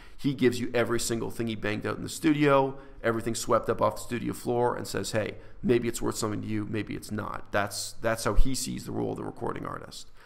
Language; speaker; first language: English; native; English